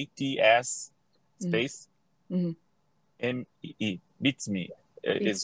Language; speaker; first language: English; non-native, learner; Portuguese